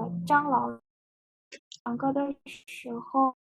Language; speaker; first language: Chinese; non-native, learner; Indonesian